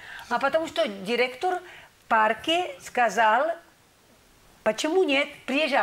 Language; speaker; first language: Russian; non-native, learner; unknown